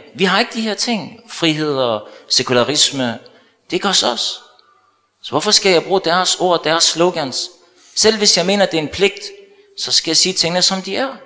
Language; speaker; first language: Danish; early bilingual, other home language; Arabic